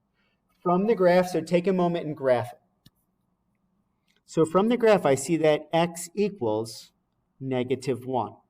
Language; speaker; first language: English; native; English